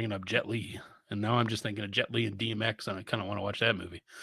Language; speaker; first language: English; native; English